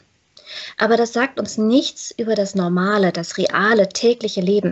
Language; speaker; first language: German; native; German